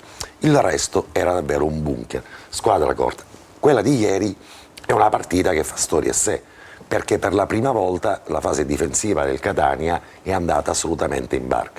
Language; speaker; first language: Italian; native; Italian